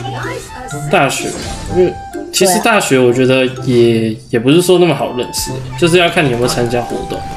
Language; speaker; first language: Chinese; native; Chinese